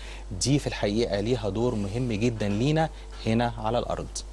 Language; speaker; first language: Arabic; native; Arabic